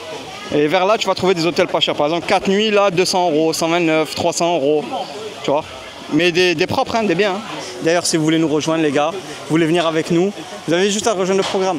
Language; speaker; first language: French; native; French